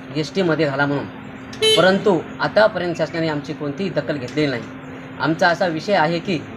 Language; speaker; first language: Marathi; non-native, local second language; Lambadi